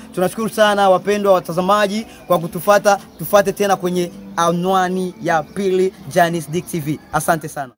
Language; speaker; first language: Swahili; native; Swahili